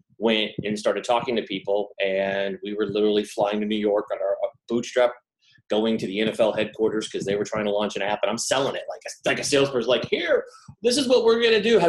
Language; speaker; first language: English; native; English